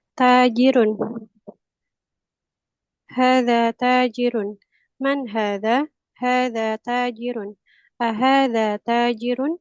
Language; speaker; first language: Arabic; non-native, learner; Indonesian